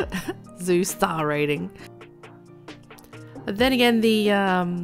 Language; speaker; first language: English; native; English